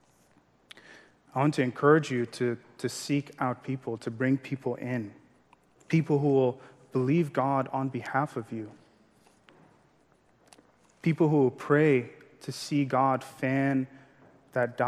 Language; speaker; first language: English; non-native, local second language; Yoruba